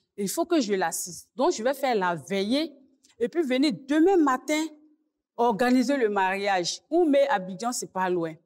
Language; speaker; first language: French; native; French